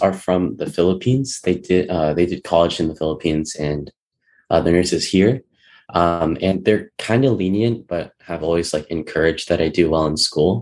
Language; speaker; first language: English; native; English